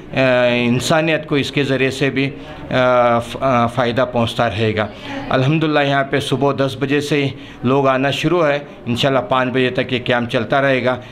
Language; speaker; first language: Hindi; non-native, local second language; Urdu